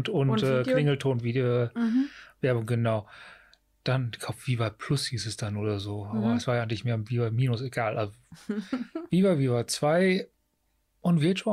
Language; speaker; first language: German; native; German